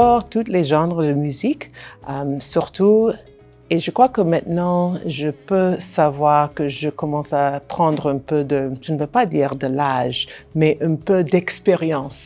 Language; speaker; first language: French; non-native, fluent; English